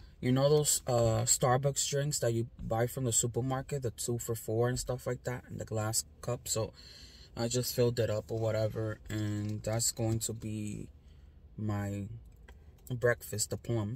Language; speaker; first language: English; native; English